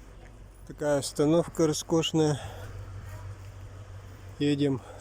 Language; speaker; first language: Russian; native; Russian